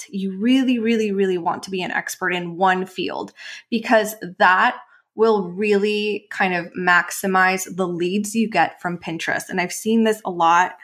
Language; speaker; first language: English; non-native, fluent; Spanish